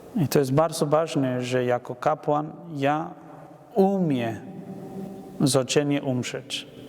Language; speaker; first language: Polish; non-native, learner; Spanish